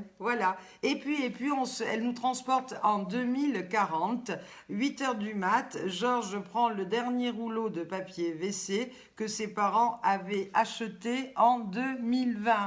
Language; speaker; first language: French; native; French